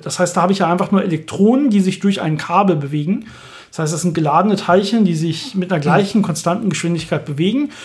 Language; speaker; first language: German; native; German